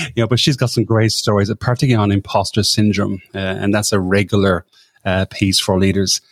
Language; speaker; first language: English; native; English